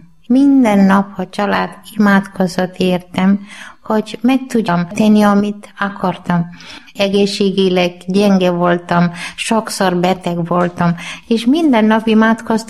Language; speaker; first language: Hungarian; non-native, learner; Malayalam